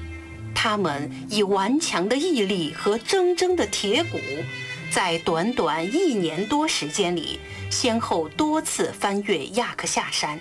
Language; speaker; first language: Chinese; native; Chinese